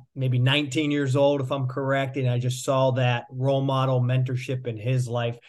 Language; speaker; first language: English; native; English